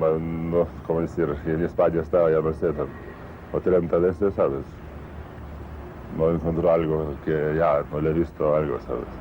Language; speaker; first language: Spanish; non-native, learner; Lithuanian